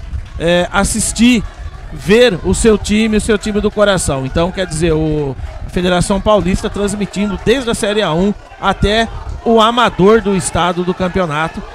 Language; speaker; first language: Portuguese; native; Portuguese